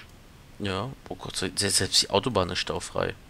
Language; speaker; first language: German; native; German